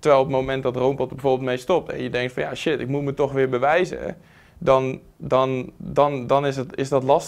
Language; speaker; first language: Dutch; native; Dutch